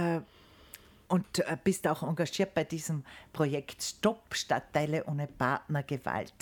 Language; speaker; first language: German; native; German